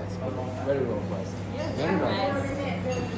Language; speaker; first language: English; non-native, learner; Turkish